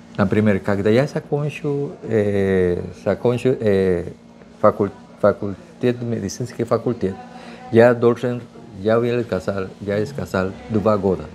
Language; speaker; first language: Russian; non-native, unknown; Spanish